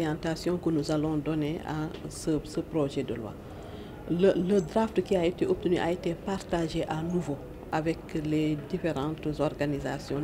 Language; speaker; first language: French; non-native, local second language; Wolof